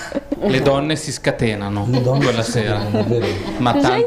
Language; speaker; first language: Italian; native; Italian